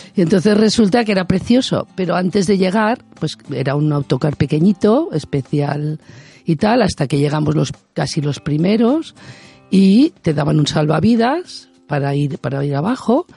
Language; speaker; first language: Spanish; native; Spanish